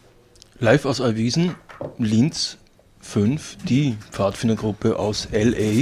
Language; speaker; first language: German; native; German